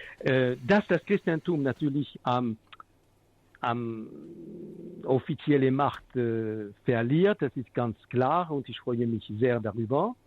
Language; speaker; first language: German; non-native, fluent; French